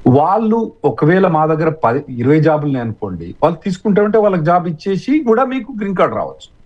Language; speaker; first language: Telugu; native; Telugu